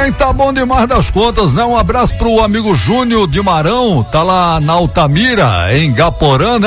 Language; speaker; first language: Portuguese; native; Portuguese